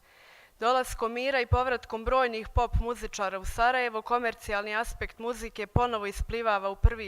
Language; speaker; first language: Bosnian; native; Bosnian